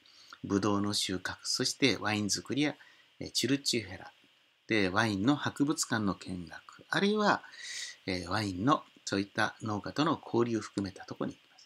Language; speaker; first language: Japanese; native; Japanese